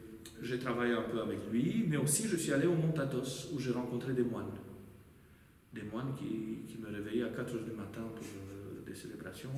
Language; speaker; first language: French; non-native, fluent; Romanian